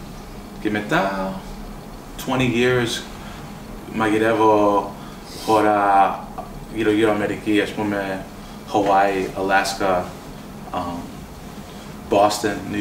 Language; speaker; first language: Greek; early bilingual, heritage; English